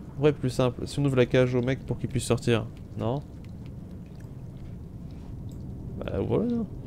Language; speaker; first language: French; native; French